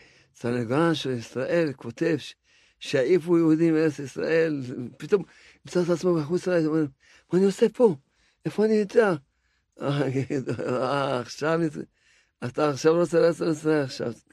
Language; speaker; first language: Hebrew; non-native, fluent; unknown